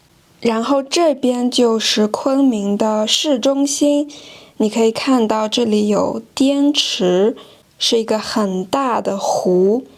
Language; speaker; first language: Chinese; non-native, fluent; French